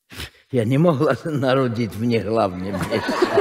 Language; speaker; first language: Czech; non-native, fluent; Russian